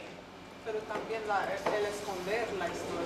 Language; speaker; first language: Spanish; non-native, fluent; English